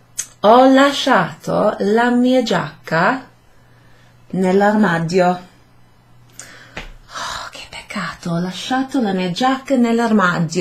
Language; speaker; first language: Italian; non-native, fluent; English